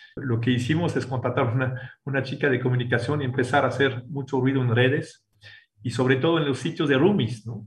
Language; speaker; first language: Spanish; non-native, fluent; French